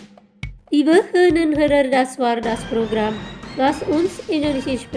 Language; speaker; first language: German; non-native, fluent; Indonesian